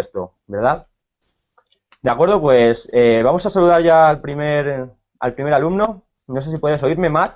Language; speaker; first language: Spanish; native; Spanish